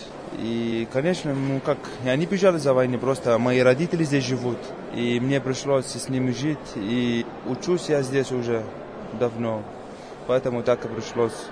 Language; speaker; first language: Russian; non-native, fluent; Arabic